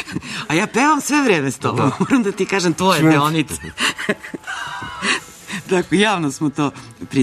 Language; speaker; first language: Serbian; native; Serbian